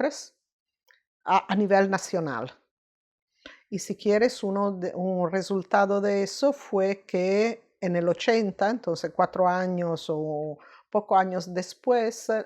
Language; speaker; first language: Spanish; non-native, fluent; Italian